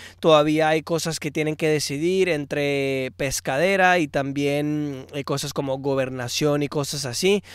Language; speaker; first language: Spanish; early bilingual, heritage; Spanish